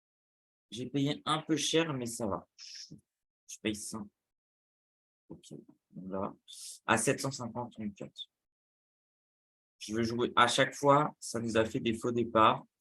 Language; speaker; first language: French; native; French